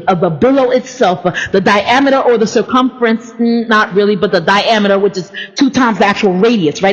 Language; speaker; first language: English; native; English